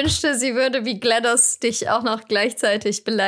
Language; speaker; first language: German; native; German